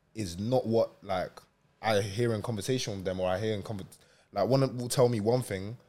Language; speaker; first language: English; native; English